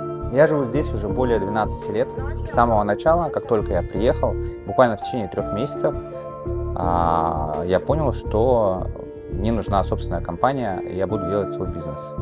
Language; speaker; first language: Russian; native; Russian